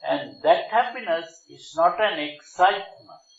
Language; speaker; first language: English; non-native, local second language; Sinhala